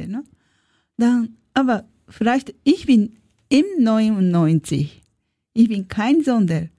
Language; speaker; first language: German; non-native, learner; Japanese